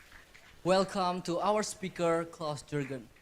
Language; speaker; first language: English; non-native, fluent; Indonesian